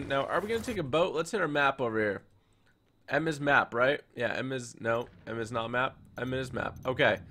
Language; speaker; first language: English; native; English